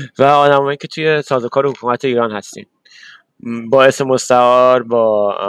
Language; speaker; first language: Persian; early bilingual, other home language; English